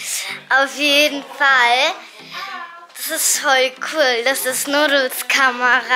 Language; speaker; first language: German; early bilingual, other home language; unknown